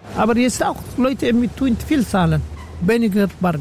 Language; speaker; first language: German; non-native, learner; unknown